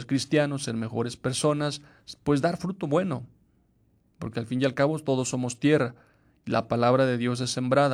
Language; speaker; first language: Spanish; native; Spanish